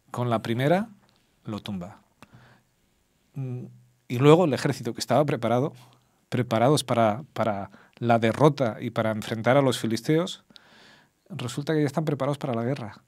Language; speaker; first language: Spanish; native; Spanish